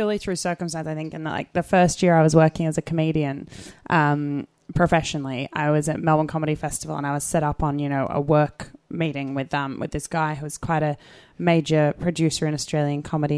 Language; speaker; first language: English; native; English